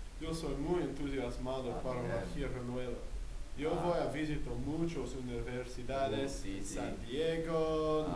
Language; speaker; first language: Spanish; non-native, learner; English